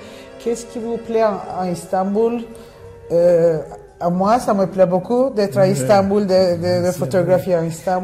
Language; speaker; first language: French; non-native, fluent; Turkish